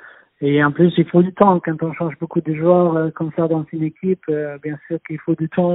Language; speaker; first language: French; non-native, fluent; Swedish